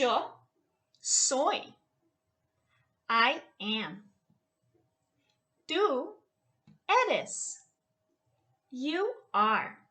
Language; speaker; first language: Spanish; non-native, fluent; English